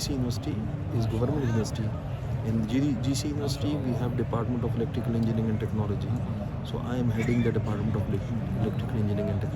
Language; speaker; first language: English; non-native, learner; Urdu